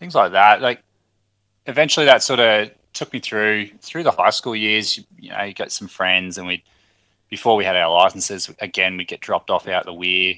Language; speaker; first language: English; native; English